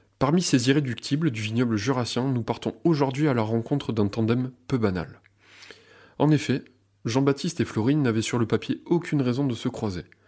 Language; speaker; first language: French; native; French